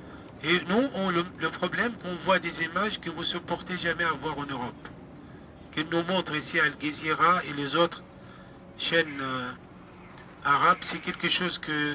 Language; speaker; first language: French; non-native, fluent; Arabic